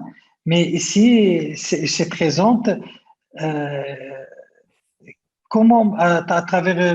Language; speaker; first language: French; non-native, local second language; Arabic